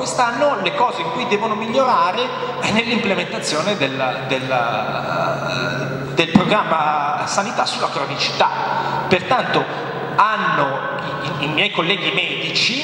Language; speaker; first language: Italian; native; Italian